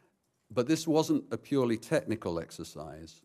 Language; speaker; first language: English; native; English